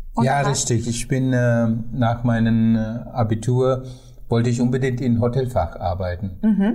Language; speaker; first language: German; non-native, fluent; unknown